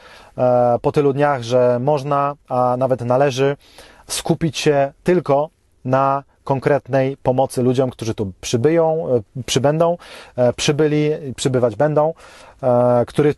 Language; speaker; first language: Polish; native; Polish